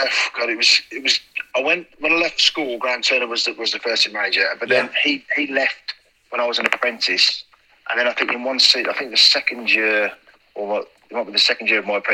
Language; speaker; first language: English; native; English